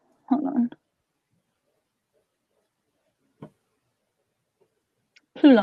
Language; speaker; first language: French; non-native, learner; English